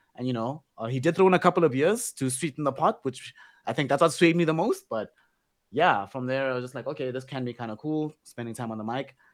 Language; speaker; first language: English; non-native, local second language; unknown